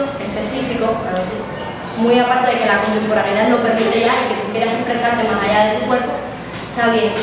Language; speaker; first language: Spanish; native; Spanish